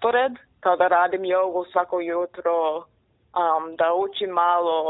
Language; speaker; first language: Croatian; early bilingual, heritage; Croatian